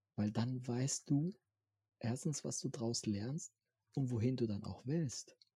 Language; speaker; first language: German; non-native, fluent; French